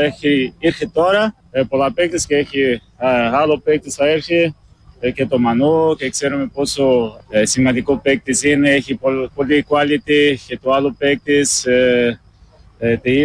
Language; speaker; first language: Greek; non-native, learner; Portuguese